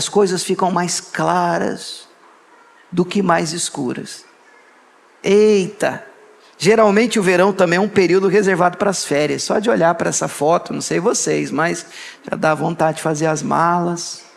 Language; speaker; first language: Portuguese; native; Portuguese